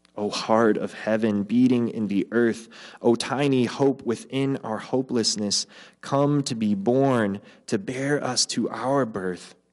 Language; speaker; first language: English; native; English